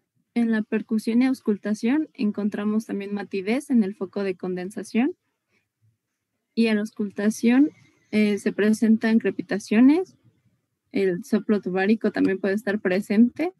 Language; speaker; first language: Spanish; native; Spanish